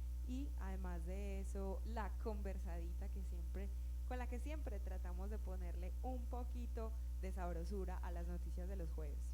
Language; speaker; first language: Spanish; native; Spanish